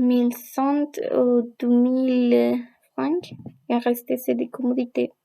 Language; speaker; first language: French; non-native, learner; Spanish